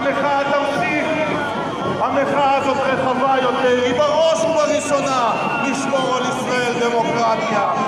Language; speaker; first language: Hebrew; native; Hebrew